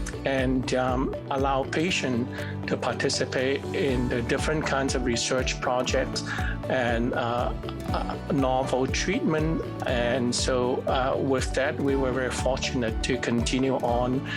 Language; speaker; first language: English; non-native, fluent; Cantonese